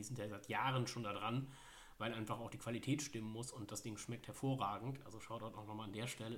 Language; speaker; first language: German; native; German